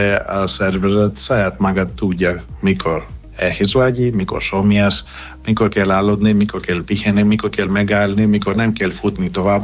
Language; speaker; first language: Hungarian; non-native, fluent; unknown